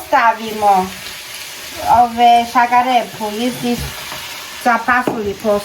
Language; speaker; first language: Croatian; non-native, learner; Chinese